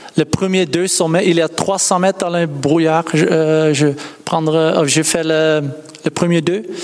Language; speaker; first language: French; non-native, learner; Dutch